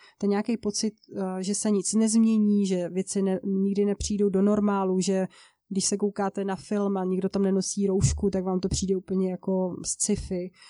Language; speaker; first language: Czech; native; Czech